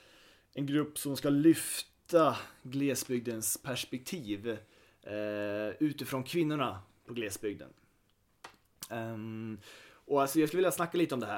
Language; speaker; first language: Swedish; native; Swedish